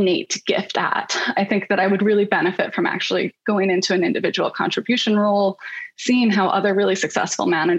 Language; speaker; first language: English; native; English